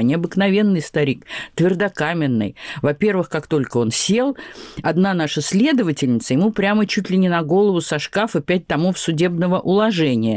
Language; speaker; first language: Russian; native; Russian